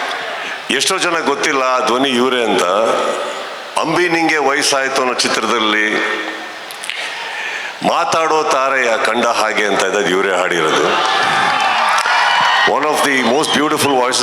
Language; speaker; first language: Kannada; native; Kannada